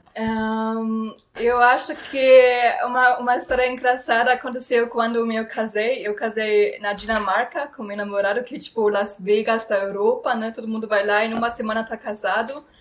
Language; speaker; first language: Portuguese; non-native, fluent; German